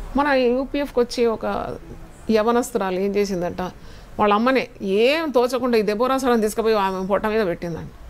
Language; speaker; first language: Telugu; non-native, fluent; Malayalam